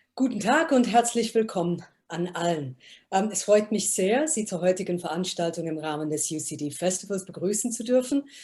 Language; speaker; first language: German; non-native, fluent; English